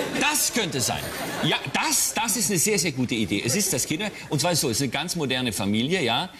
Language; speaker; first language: German; native; German